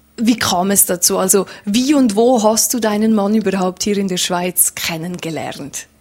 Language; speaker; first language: German; native; German